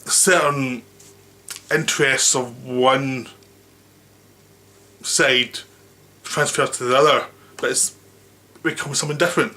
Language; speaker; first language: English; native; English